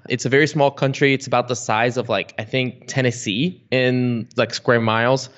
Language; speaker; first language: English; early bilingual, other home language; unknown